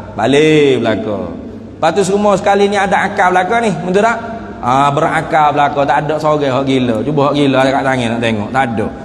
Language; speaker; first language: Malay; native; Malay